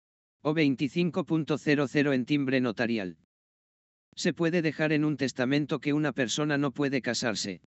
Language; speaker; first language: Spanish; native; Spanish